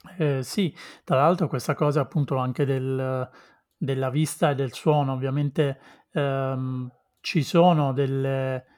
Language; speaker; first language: Italian; native; Italian